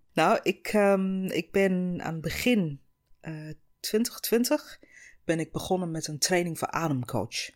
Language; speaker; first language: Dutch; non-native, fluent; English